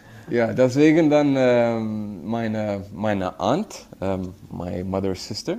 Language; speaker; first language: German; non-native, learner; Arabic